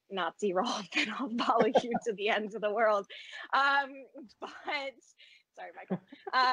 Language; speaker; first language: English; native; English